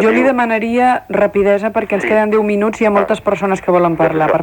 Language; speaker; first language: Catalan; native; Catalan